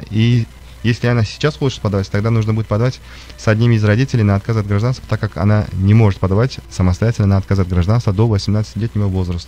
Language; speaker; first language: Russian; non-native, local second language; Uzbek